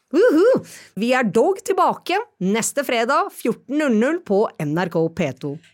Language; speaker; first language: Norwegian; early bilingual, other home language; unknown